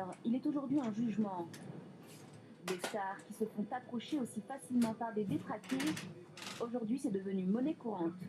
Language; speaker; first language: French; native; French